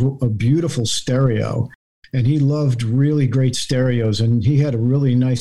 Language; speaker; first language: English; native; English